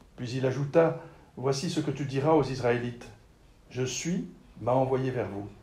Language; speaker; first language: French; native; French